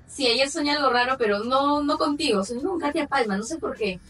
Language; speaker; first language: Spanish; native; Spanish